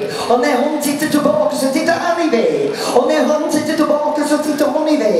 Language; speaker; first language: Swedish; non-native, fluent; English